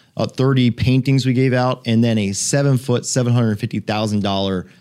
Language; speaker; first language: English; native; English